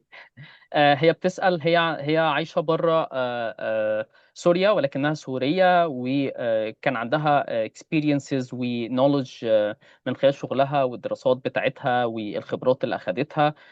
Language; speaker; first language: Arabic; native; Arabic